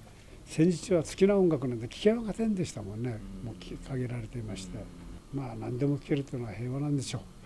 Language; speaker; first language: Japanese; native; Japanese